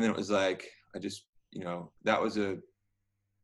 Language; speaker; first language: English; native; English